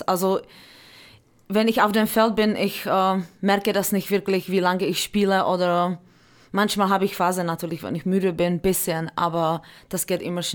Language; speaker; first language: German; non-native, fluent; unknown